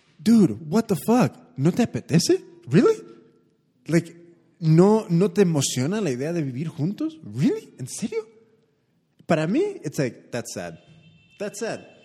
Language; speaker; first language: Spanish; early bilingual, heritage; Spanish